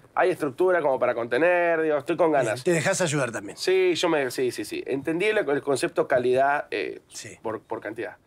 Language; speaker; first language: Spanish; native; Spanish